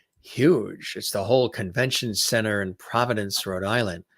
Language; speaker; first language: English; native; English